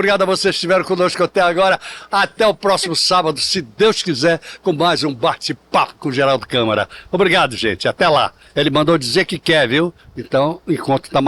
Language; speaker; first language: Portuguese; native; Portuguese